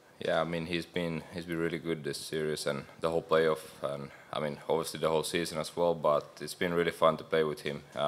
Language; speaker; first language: English; non-native, fluent; Finnish